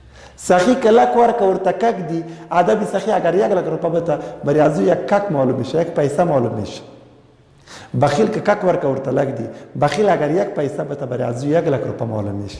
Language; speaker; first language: Persian; non-native, local second language; Pashto